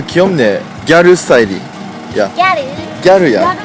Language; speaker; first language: Korean; non-native, fluent; Japanese